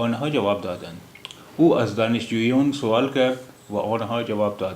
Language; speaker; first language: Persian; non-native, fluent; Urdu